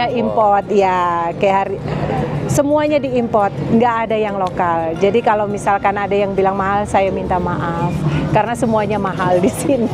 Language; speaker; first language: Indonesian; native; Indonesian